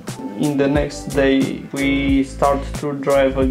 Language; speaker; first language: English; non-native, learner; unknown